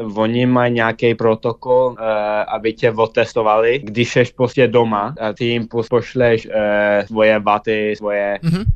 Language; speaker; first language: Czech; early bilingual, heritage; Dutch